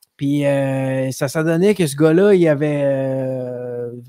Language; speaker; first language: French; native; French